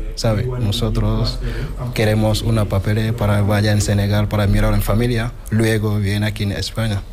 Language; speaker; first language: Spanish; non-native, learner; Wolof